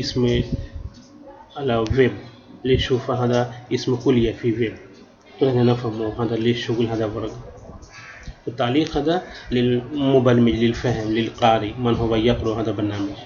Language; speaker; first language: Arabic; non-native, learner; Urdu